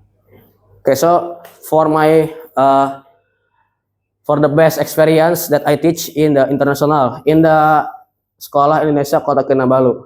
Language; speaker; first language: English; non-native, learner; Indonesian